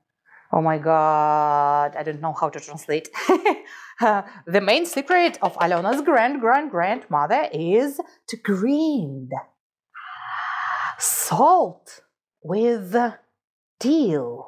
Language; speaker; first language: English; non-native, fluent; Russian